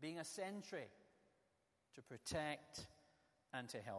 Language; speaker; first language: English; native; English